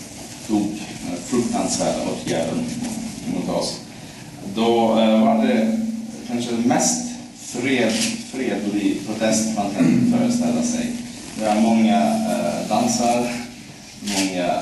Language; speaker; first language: Swedish; non-native, fluent; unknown